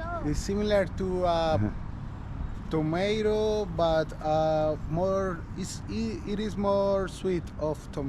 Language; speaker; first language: English; non-native, learner; Spanish